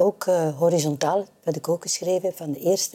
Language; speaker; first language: Dutch; native; Dutch